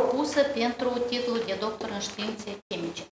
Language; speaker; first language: Romanian; native; Romanian